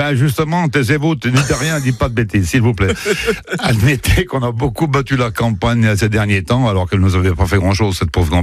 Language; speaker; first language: French; native; French